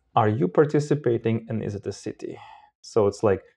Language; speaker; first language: English; non-native, fluent; Romanian